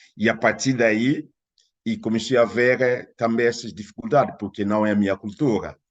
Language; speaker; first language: Portuguese; non-native, fluent; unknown